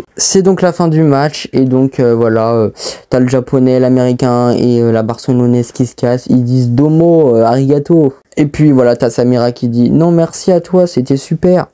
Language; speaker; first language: French; native; French